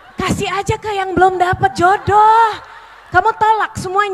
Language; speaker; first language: Indonesian; native; Indonesian